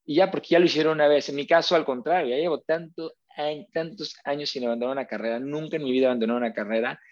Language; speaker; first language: Spanish; native; Spanish